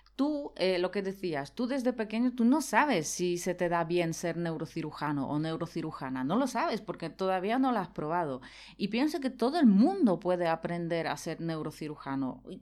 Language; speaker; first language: Spanish; non-native, fluent; Polish